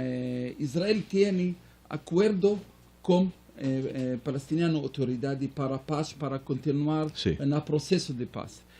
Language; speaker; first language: Spanish; non-native, learner; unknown